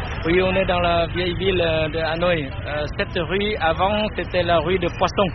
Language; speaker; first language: French; non-native, local second language; Vietnamese